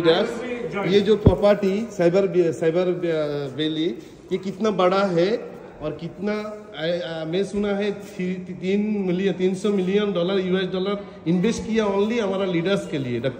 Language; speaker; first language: Hindi; non-native, learner; Bangla